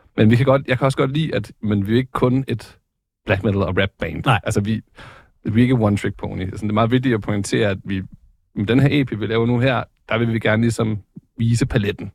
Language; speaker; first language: Danish; native; Danish